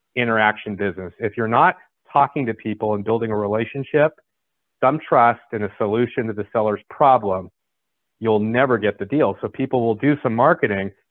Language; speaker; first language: English; native; English